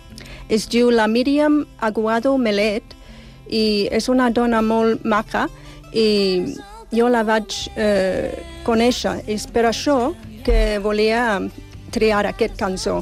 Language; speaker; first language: Catalan; non-native, fluent; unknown